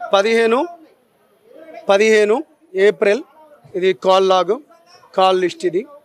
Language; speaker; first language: Telugu; non-native, local second language; Lambadi